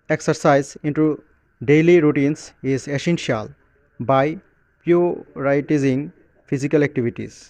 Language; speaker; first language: English; non-native, local second language; Bangla